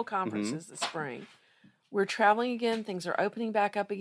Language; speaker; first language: English; native; English